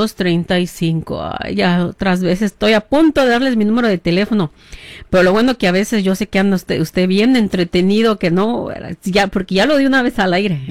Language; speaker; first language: Spanish; native; Spanish